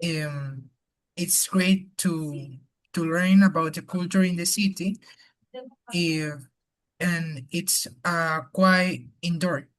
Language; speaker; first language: English; non-native, learner; Spanish